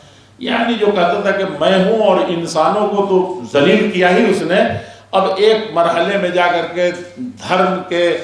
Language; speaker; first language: Urdu; native; Urdu